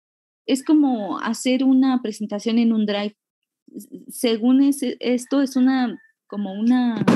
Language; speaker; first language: Spanish; native; Spanish